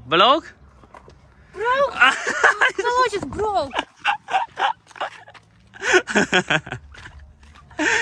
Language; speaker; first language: English; non-native, learner; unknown